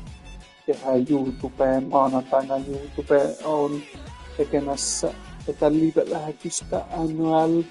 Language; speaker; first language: Finnish; non-native, learner; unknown